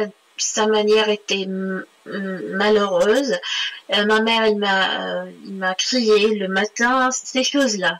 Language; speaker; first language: French; non-native, local second language; Arabic